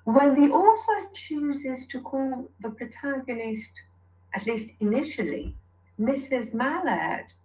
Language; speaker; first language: English; non-native, fluent; Persian